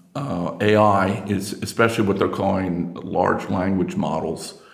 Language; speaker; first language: English; native; English